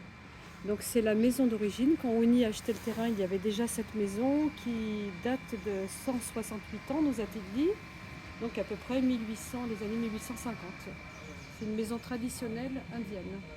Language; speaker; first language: French; native; French